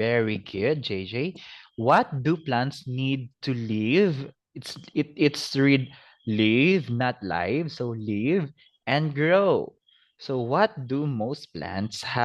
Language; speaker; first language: English; non-native, fluent; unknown